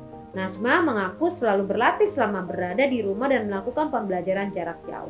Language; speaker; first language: Indonesian; native; Indonesian